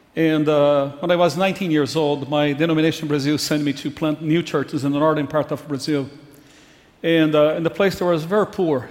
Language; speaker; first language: English; non-native, fluent; Portuguese